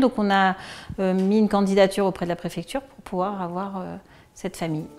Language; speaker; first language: French; native; French